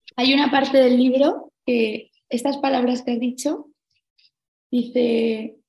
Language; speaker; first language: Spanish; native; Spanish